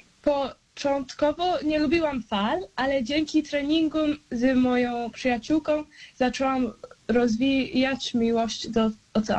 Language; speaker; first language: Polish; early bilingual, heritage; Polish